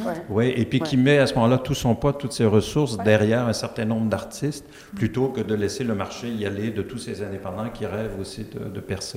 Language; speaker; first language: French; native; French